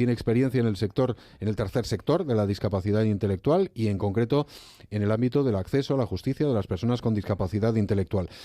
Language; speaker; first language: Spanish; native; Spanish